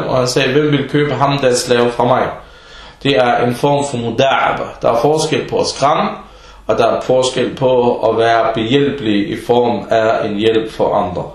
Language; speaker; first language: Danish; early bilingual, other home language; Arabic